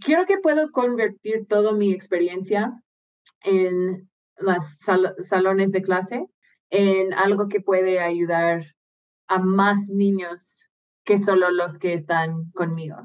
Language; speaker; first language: Spanish; non-native, fluent; English